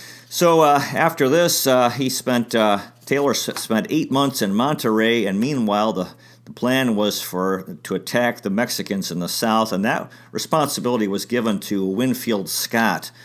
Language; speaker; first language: English; native; English